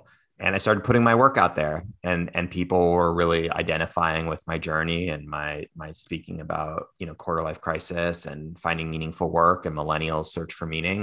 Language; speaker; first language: English; native; English